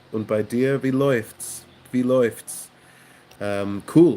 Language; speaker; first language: German; non-native, learner; English